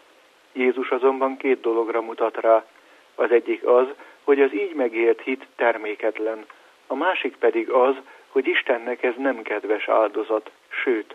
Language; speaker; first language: Hungarian; native; Hungarian